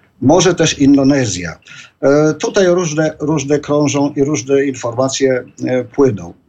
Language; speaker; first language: Polish; native; Polish